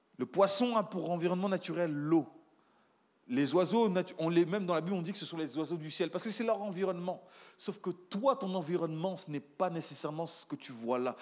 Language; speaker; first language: French; native; French